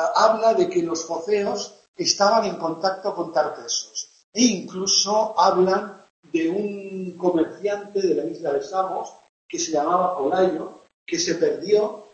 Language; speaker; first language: Spanish; non-native, local second language; Catalan